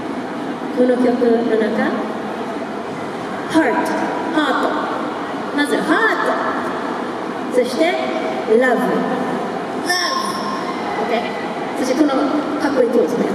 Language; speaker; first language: Japanese; non-native, fluent; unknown